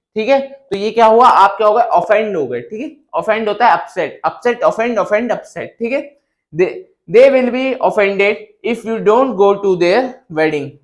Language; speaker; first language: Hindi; native; Hindi